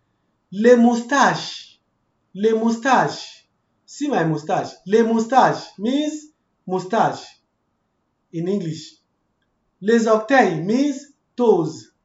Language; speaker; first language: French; non-native, fluent; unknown